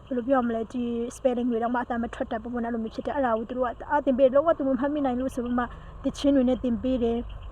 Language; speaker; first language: Burmese; non-native, local second language; Mizo